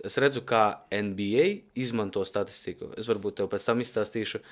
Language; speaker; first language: Latvian; native; Latvian